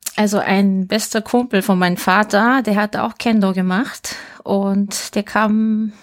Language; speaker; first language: German; non-native, fluent; Japanese